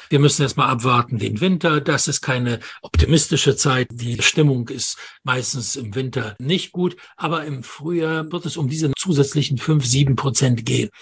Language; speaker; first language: German; non-native, fluent; Polish